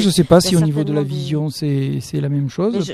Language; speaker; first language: French; native; French